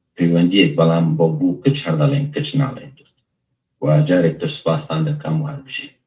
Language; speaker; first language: Central Kurdish; non-native, local second language; Kurdish